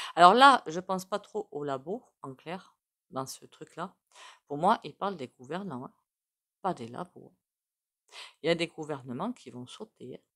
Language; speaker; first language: French; native; French